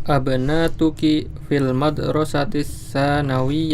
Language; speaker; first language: Arabic; non-native, learner; Indonesian